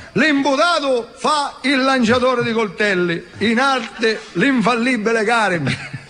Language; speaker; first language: Italian; native; Italian